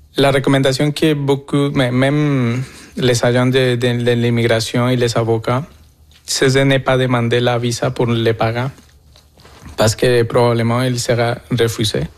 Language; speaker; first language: French; non-native, fluent; Spanish